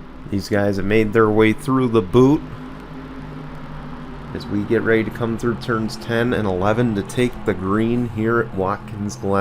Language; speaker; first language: English; native; English